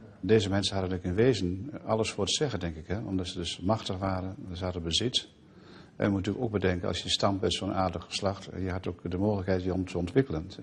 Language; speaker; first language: Dutch; native; Dutch